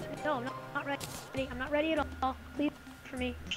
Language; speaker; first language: English; native; English